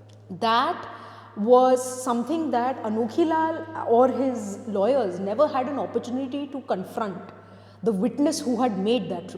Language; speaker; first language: English; non-native, local second language; Hindi